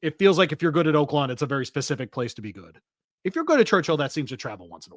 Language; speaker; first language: English; native; English